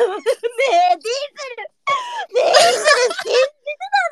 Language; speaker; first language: Japanese; native; Japanese